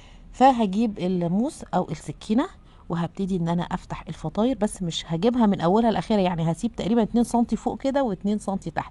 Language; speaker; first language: Arabic; native; Arabic